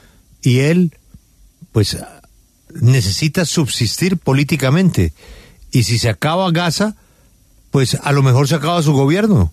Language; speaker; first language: Spanish; native; Spanish